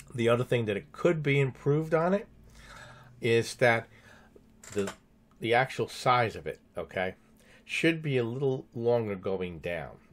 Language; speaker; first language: English; native; English